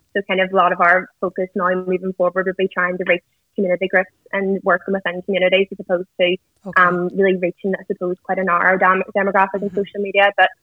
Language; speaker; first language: English; native; English